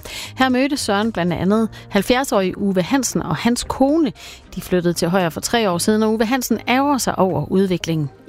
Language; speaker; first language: Danish; native; Danish